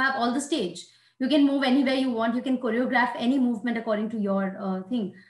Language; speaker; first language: English; non-native, local second language; Hindi